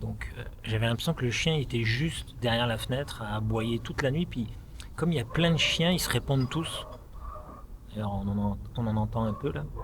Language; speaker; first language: French; native; French